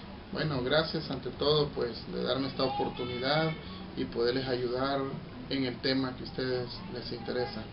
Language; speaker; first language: Spanish; native; Spanish